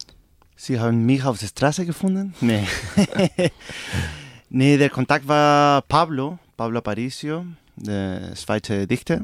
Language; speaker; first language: German; non-native, learner; Spanish